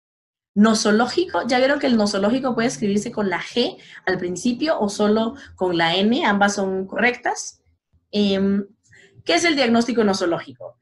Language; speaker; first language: Spanish; native; Spanish